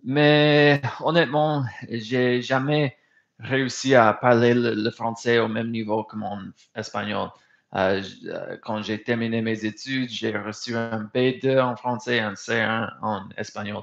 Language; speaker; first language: French; non-native, fluent; English